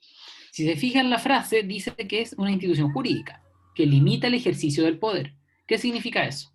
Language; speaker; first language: Spanish; native; Spanish